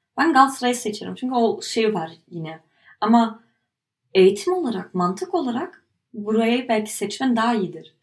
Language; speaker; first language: Turkish; early bilingual, heritage; Turkish